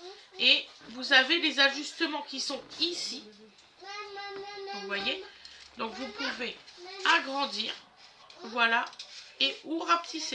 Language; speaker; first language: French; native; French